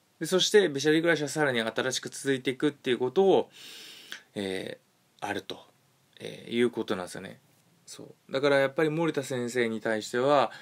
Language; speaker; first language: Japanese; native; Japanese